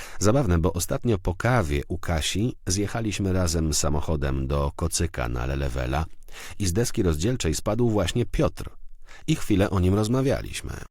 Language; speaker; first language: Polish; native; Polish